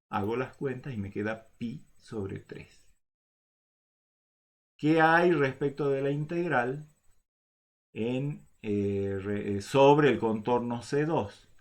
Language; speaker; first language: Spanish; native; Spanish